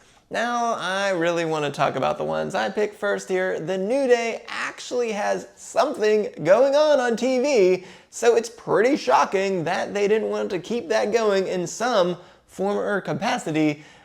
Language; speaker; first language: English; native; English